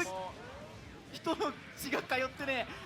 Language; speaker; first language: Japanese; native; Japanese